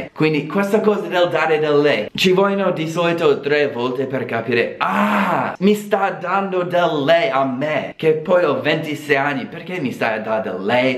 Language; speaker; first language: Italian; non-native, fluent; English